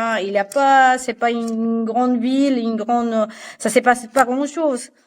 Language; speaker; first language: French; non-native, fluent; Spanish